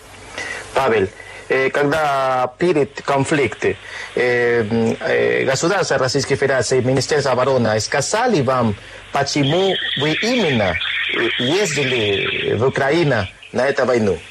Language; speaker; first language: Russian; non-native, learner; Spanish